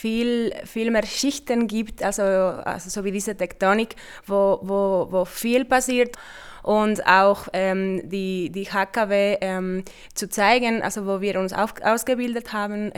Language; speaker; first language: German; non-native, fluent; Spanish